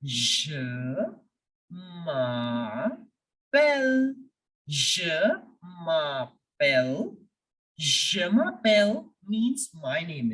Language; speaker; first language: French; non-native, fluent; Hindi